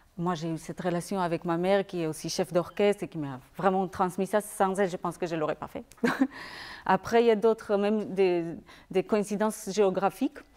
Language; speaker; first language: French; non-native, fluent; Spanish